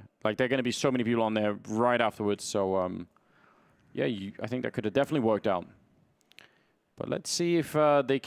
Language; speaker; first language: English; native; English